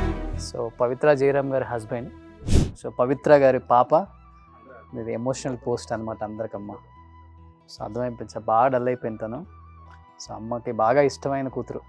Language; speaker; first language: Telugu; native; Telugu